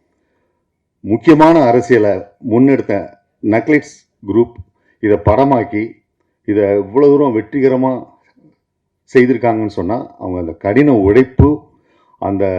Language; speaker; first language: Tamil; native; Tamil